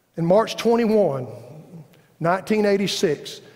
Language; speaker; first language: English; native; English